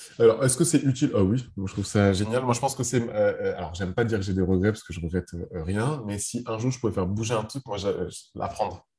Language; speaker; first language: French; early bilingual, other home language; Arabic